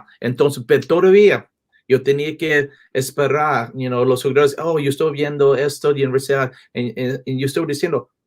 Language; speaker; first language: Spanish; non-native, learner; English